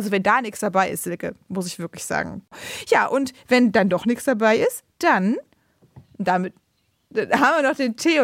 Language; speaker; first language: German; native; German